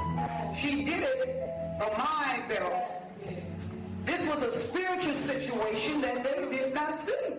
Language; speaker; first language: English; native; English